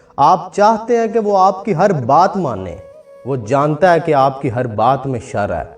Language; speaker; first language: Urdu; non-native, local second language; Punjabi